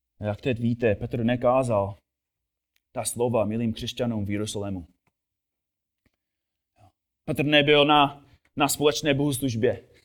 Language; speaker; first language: Czech; non-native, fluent; English